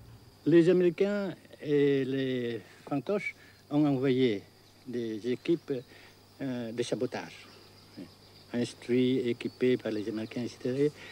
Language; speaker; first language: French; non-native, local second language; Vietnamese